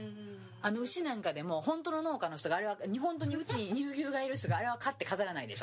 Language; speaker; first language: Japanese; native; Japanese